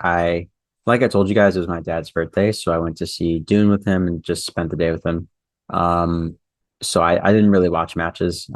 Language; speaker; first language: English; native; English